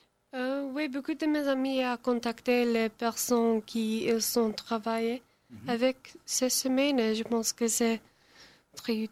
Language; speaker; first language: French; non-native, learner; English